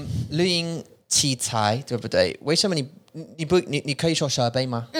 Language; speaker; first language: Chinese; non-native, learner; English